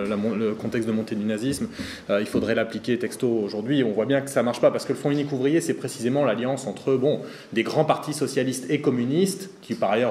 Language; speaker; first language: French; native; French